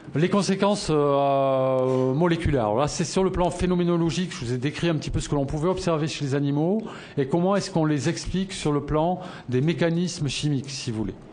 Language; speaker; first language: French; native; French